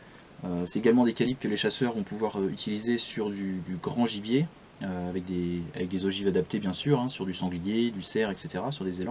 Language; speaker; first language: French; native; French